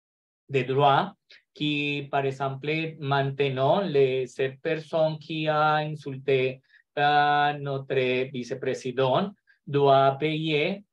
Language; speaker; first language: French; non-native, learner; Spanish